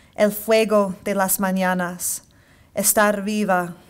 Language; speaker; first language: Spanish; non-native, fluent; English